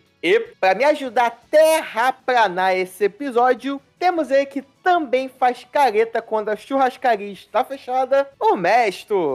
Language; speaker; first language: Portuguese; native; Portuguese